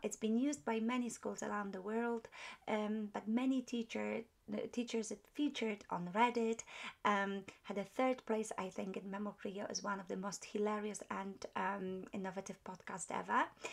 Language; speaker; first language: English; non-native, fluent; Polish